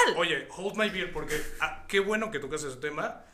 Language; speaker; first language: Spanish; native; Spanish